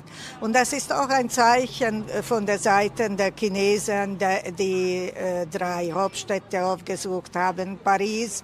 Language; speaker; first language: German; non-native, fluent; Hungarian